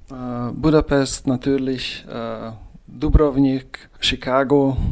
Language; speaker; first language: German; non-native, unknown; Hungarian